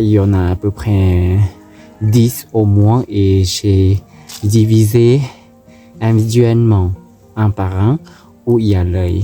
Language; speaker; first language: French; non-native, learner; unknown